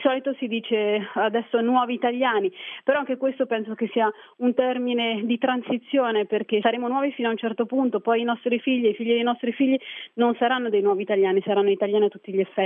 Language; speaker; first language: Italian; early bilingual, other home language; Arabic